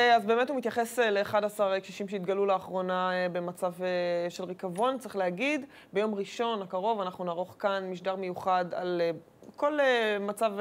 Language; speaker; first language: Hebrew; native; Hebrew